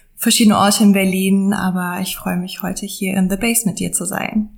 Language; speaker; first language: German; non-native, fluent; English